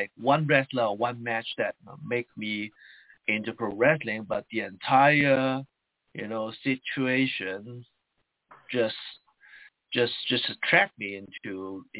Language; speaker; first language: English; non-native, local second language; Chinese